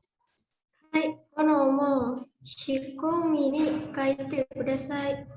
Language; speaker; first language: Japanese; non-native, learner; Indonesian